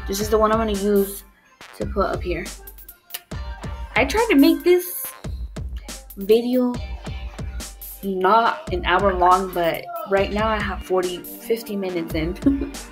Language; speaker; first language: English; early bilingual, other home language; Spanish